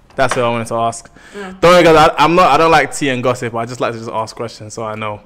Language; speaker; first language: English; native; English